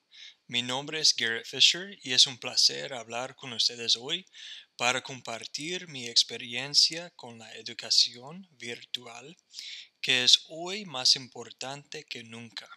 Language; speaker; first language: Spanish; non-native, fluent; English